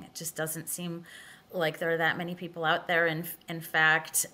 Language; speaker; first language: English; native; English